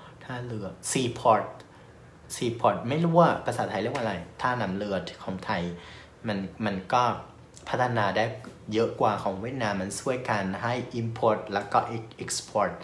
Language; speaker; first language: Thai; non-native, fluent; Vietnamese